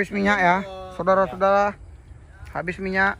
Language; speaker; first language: Indonesian; native; Indonesian